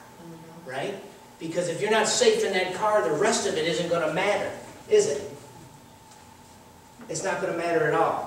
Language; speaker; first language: English; native; English